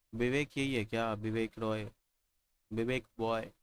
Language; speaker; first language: Hindi; native; Hindi